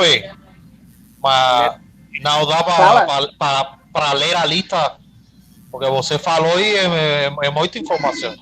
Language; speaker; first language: Portuguese; non-native, learner; Spanish